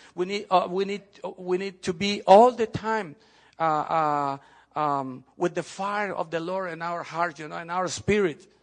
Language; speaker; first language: English; non-native, fluent; Spanish